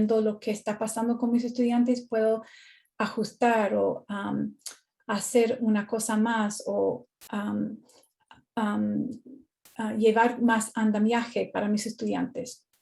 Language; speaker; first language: Spanish; non-native, fluent; English